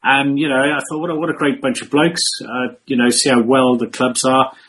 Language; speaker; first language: English; native; English